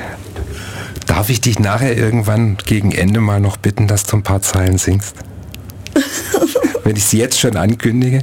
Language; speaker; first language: German; native; German